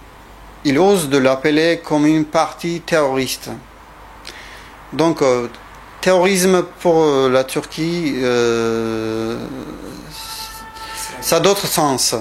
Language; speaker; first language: French; non-native, fluent; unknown